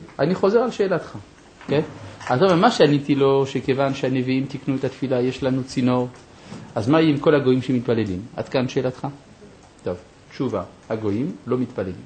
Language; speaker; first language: Hebrew; non-native, fluent; French